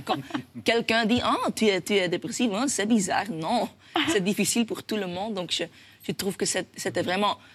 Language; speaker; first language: French; non-native, local second language; Dutch